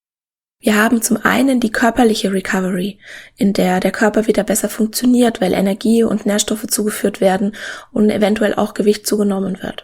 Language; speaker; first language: German; native; German